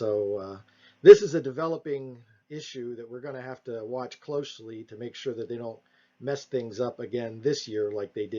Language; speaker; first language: English; native; English